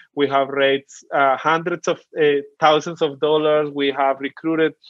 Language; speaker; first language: English; non-native, fluent; Spanish